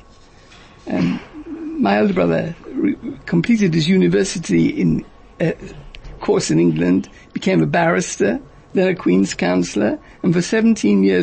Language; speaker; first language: English; native; English